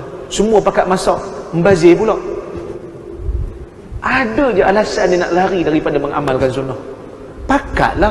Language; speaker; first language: Malay; native; Malay